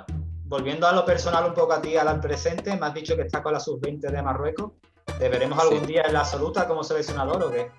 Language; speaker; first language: Spanish; native; Spanish